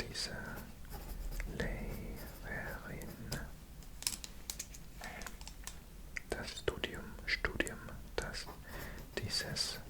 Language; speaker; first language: German; non-native, learner; English